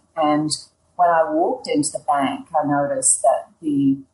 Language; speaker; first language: English; native; English